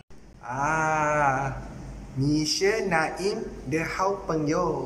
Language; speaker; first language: Chinese; non-native, learner; Malay